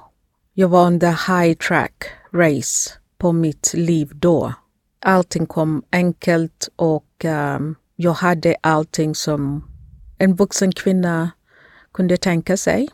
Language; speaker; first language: Swedish; non-native, fluent; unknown